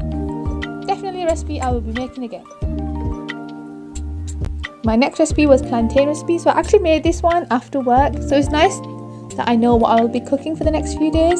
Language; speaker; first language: English; native; English